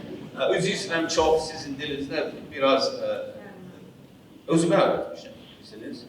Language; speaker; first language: Turkish; non-native, learner; Azerbaijani